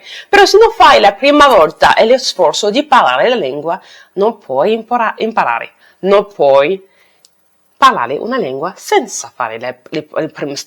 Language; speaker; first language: Italian; non-native, learner; French